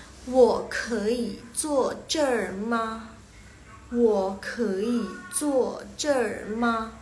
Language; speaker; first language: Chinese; non-native, local second language; Indonesian